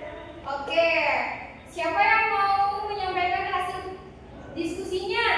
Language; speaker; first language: Indonesian; native; Indonesian